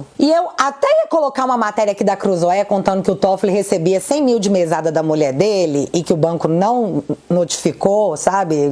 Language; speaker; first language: Portuguese; native; Portuguese